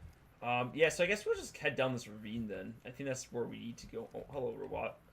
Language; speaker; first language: English; native; English